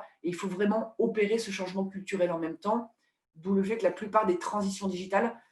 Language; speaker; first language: French; native; French